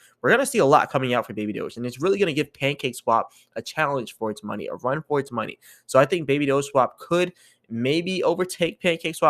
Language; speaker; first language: English; native; English